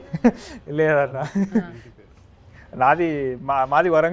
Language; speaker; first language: Telugu; native; Telugu